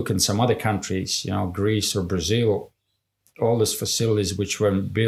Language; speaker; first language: English; non-native, fluent; Latvian